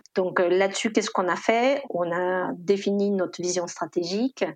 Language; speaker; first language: French; non-native, fluent; Spanish